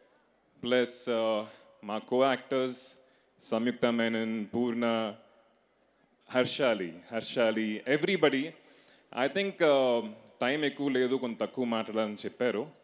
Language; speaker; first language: Telugu; native; Telugu